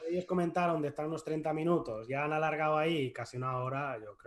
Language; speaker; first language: Spanish; native; Spanish